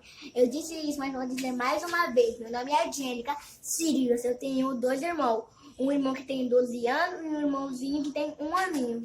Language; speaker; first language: Portuguese; early bilingual, other home language; Haitian Creole